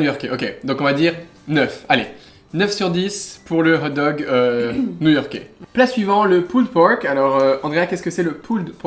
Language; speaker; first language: French; native; French